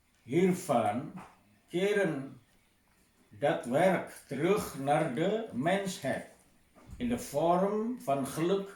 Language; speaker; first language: Dutch; non-native, fluent; Indonesian